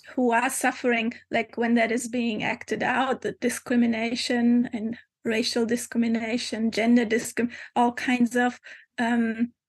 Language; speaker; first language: English; non-native, fluent; German